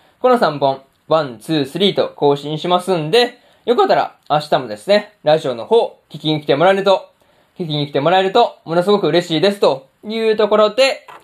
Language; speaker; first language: Japanese; native; Japanese